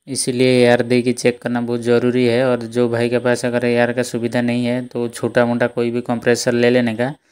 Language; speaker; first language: Hindi; native; Hindi